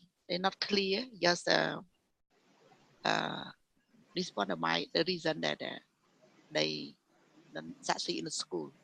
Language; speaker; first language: English; non-native, learner; Vietnamese